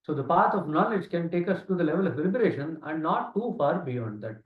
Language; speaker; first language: English; non-native, local second language; Kannada